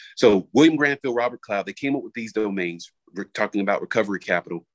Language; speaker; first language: English; native; English